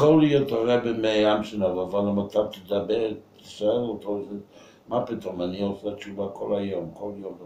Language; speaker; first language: Hebrew; non-native, fluent; English